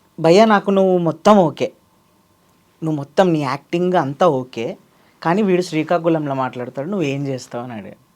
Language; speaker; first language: Telugu; native; Telugu